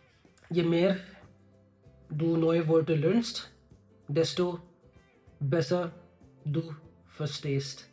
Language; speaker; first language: German; non-native, learner; Hindi